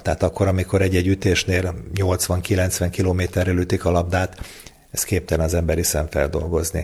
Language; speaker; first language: Hungarian; native; Hungarian